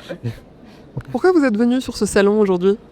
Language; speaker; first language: French; native; French